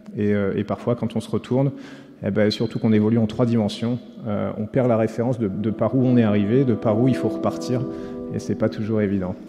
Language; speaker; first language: French; native; French